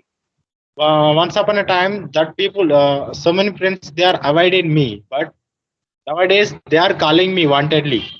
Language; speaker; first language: English; non-native, learner; Telugu